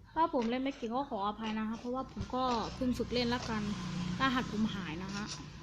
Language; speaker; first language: Thai; native; Thai